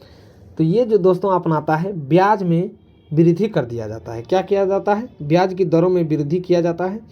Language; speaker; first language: Hindi; native; Hindi